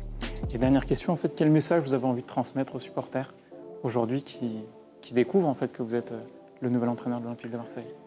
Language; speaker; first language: French; native; French